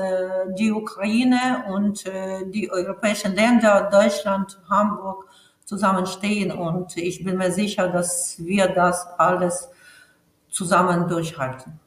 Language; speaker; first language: German; non-native, fluent; Ukrainian